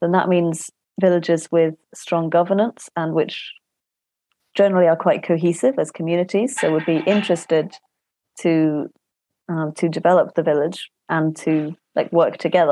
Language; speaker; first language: English; native; English